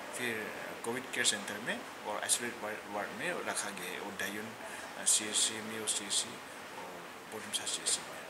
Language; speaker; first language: Hindi; non-native, local second language; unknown